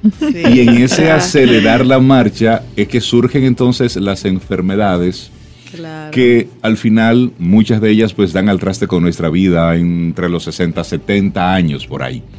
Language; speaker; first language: Spanish; native; Spanish